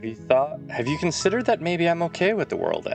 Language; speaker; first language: English; native; English